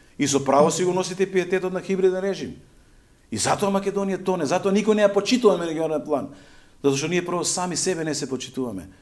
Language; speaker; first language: Macedonian; native; Macedonian